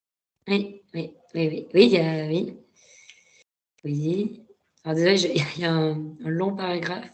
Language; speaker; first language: French; native; French